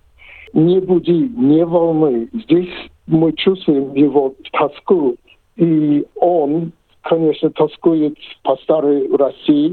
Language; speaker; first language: Russian; non-native, fluent; English